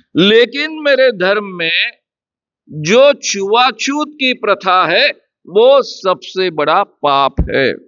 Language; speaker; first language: Hindi; non-native, local second language; Marathi